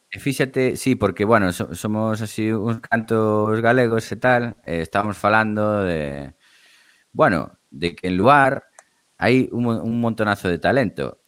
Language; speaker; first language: Galician; native; Galician